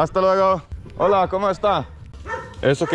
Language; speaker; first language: Spanish; non-native, learner; Finnish